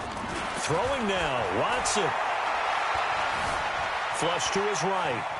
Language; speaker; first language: English; native; English